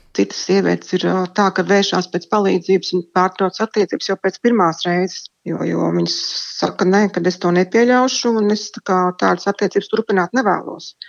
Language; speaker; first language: Latvian; native; Latvian